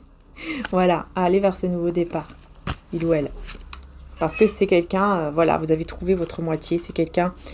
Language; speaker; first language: French; native; French